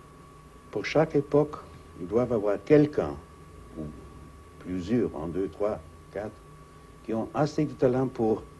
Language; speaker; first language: French; non-native, fluent; English